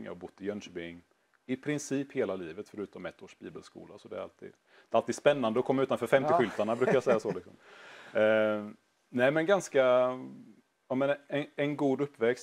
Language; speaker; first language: Swedish; native; Swedish